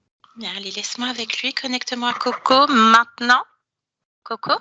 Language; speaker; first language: French; native; French